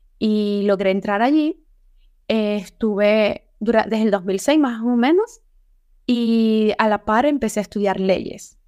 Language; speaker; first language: Spanish; native; Spanish